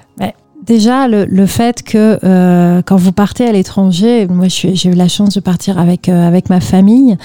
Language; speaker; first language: French; native; French